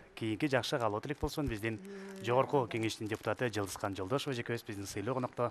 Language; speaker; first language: Kyrgyz; native; Kyrgyz